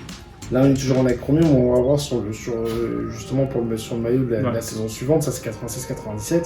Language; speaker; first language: French; native; French